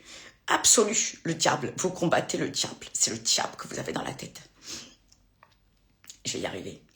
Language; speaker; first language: French; native; French